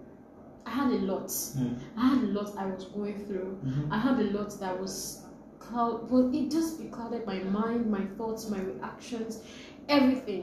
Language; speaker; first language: English; non-native, local second language; Yoruba